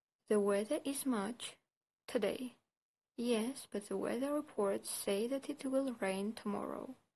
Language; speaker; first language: English; non-native, fluent; Armenian